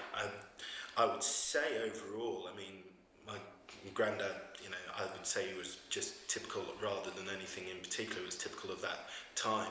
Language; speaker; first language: English; native; English